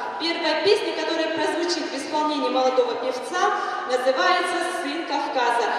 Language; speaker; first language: Russian; non-native, local second language; Chechen